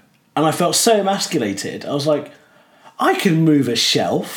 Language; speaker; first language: English; native; English